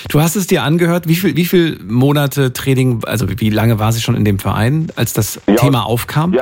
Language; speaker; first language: German; native; German